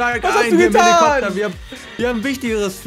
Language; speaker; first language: German; native; German